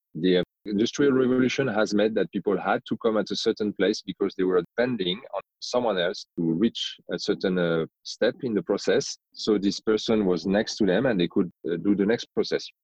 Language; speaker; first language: English; non-native, fluent; French